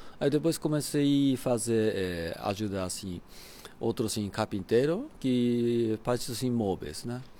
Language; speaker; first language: Portuguese; non-native, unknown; Japanese